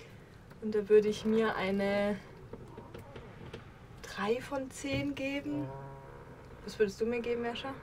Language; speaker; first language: German; native; German